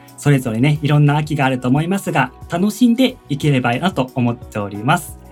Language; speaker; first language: Japanese; native; Japanese